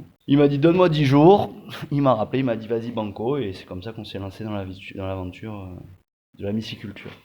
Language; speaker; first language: French; native; French